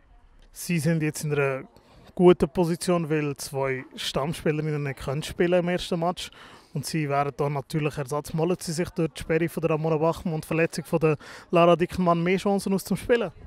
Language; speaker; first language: German; native; German